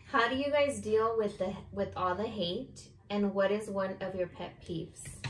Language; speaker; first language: English; early bilingual, other home language; Spanish